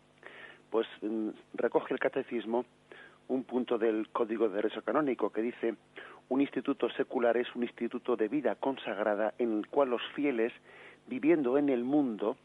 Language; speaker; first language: Spanish; native; Spanish